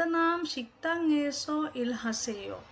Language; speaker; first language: Korean; non-native, fluent; Sinhala